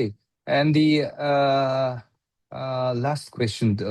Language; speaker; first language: English; non-native, learner; Japanese